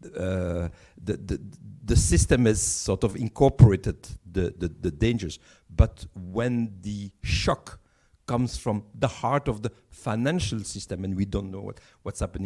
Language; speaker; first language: English; non-native, fluent; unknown